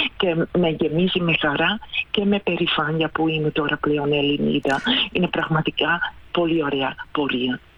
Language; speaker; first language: Greek; non-native, fluent; Dutch